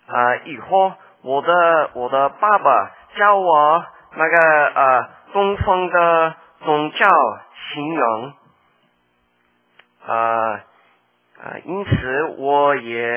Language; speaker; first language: Chinese; non-native, learner; English